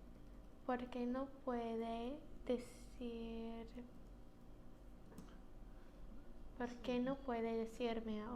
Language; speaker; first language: Spanish; non-native, learner; English